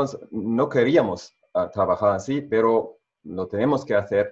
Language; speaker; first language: Spanish; non-native, fluent; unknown